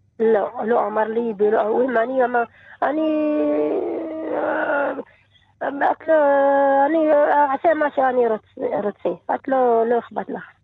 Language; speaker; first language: Hebrew; non-native, learner; Arabic